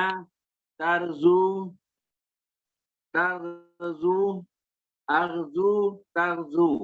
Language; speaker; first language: Arabic; non-native, learner; Indonesian